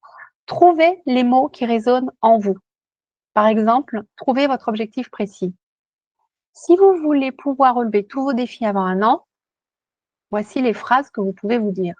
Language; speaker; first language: French; native; French